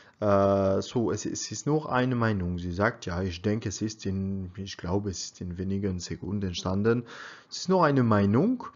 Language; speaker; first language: German; non-native, learner; French